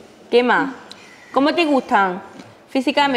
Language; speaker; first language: Spanish; native; Spanish